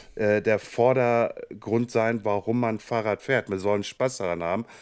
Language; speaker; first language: German; native; German